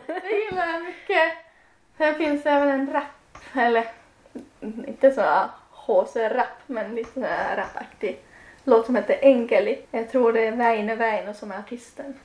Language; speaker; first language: Swedish; non-native, local second language; Finnish